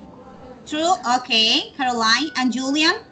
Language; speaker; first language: English; non-native, learner; Spanish